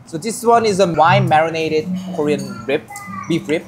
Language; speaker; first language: English; non-native, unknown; Korean